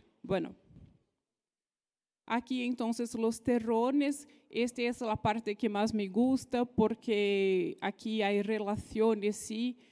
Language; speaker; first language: Spanish; non-native, fluent; Portuguese